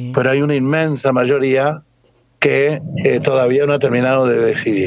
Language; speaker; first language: Spanish; native; Spanish